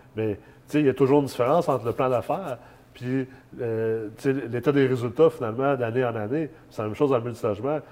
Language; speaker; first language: French; native; French